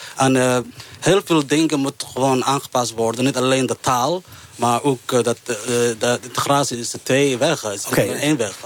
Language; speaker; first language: Dutch; non-native, fluent; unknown